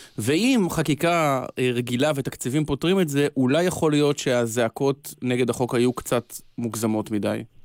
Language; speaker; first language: Hebrew; native; Hebrew